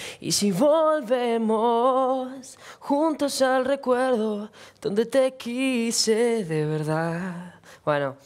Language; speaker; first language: Spanish; native; Spanish